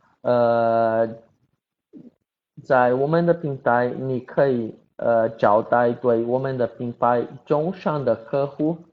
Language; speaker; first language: Chinese; non-native, learner; Portuguese